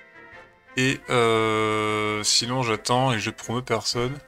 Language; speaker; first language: French; native; French